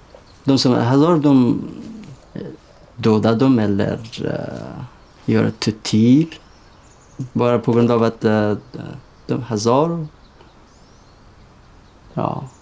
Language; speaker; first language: Swedish; non-native, learner; Persian